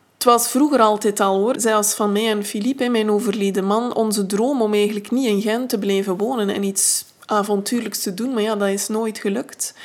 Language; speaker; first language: Dutch; native; Dutch